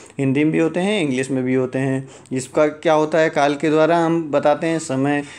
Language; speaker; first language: Hindi; native; Hindi